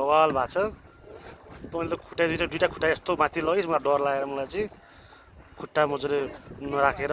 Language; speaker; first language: Nepali; native; Nepali